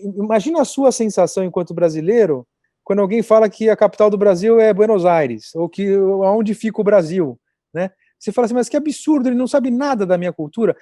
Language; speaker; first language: Portuguese; native; Portuguese